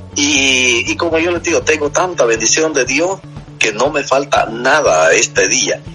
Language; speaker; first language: Spanish; native; Spanish